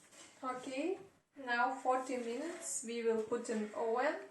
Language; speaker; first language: English; non-native, learner; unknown